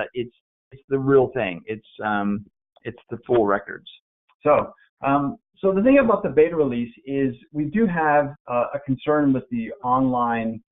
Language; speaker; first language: English; native; English